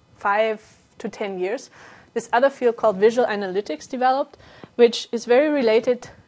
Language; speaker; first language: English; non-native, fluent; German